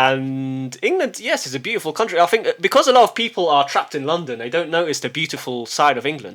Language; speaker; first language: English; early bilingual, heritage; English